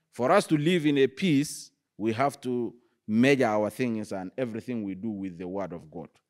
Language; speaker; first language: English; non-native, fluent; Arabic